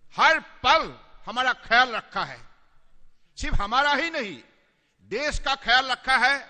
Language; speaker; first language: Hindi; non-native, local second language; Assamese